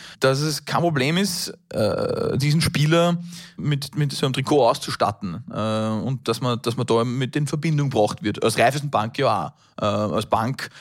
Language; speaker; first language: German; native; German